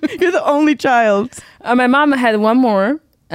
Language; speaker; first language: English; non-native, fluent; Chinese